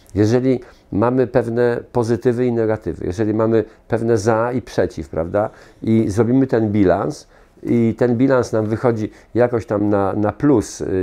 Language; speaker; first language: Polish; native; Polish